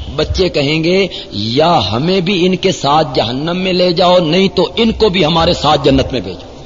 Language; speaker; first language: Urdu; non-native, local second language; Punjabi